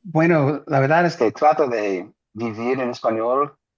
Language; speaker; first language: Spanish; non-native, fluent; English